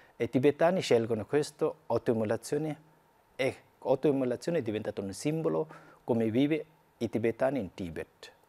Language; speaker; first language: Italian; non-native, fluent; Tibetan